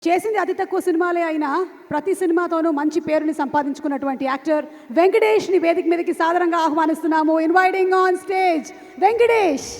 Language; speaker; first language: Telugu; native; Telugu